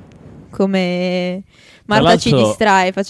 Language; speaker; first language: Italian; native; Italian